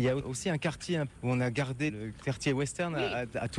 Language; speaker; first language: French; native; French